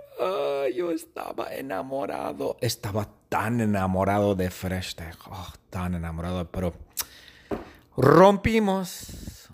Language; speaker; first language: Spanish; non-native, fluent; English